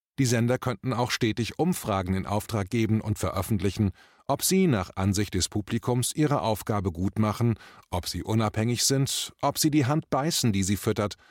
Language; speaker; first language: German; native; German